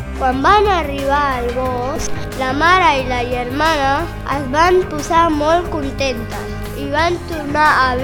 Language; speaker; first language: Catalan; non-native, learner; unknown